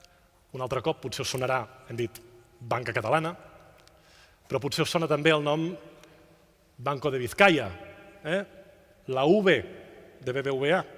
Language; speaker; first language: Catalan; native; Catalan